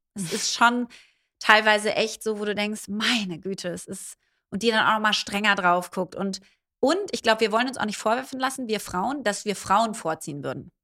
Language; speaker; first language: German; native; German